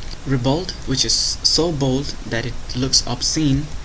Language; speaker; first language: English; non-native, local second language; Bangla